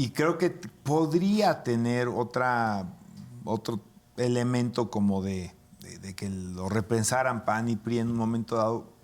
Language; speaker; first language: Spanish; native; Spanish